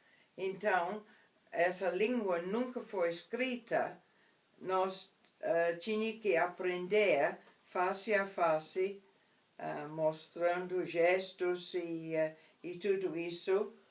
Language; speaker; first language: Portuguese; non-native, fluent; English